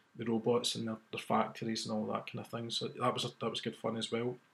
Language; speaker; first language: English; native; English